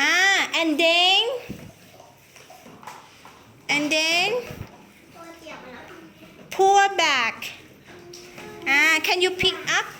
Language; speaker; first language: English; non-native, learner; Thai